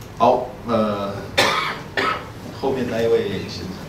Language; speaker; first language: Chinese; native; Chinese